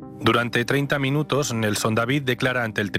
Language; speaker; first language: Spanish; native; Spanish